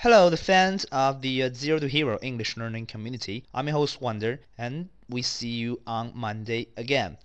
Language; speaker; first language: English; non-native, fluent; Chinese